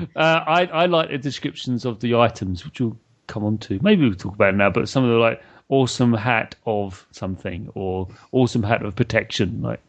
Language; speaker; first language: English; native; English